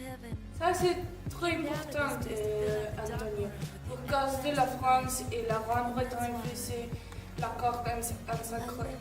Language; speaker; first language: French; non-native, learner; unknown